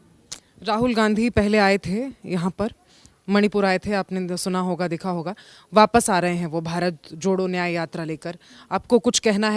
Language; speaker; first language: Hindi; native; Hindi